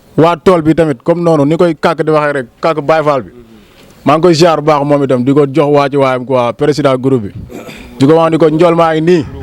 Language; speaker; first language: Wolof; native; Wolof